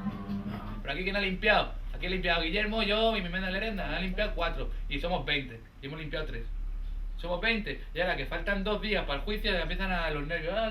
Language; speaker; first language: Spanish; native; Spanish